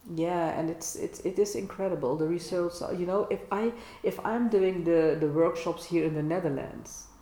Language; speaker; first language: English; non-native, fluent; Dutch